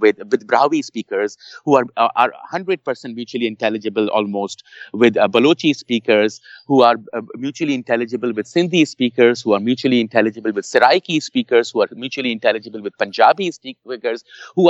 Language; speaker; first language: English; non-native, local second language; Urdu